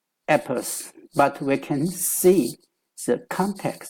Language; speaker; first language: English; non-native, learner; Chinese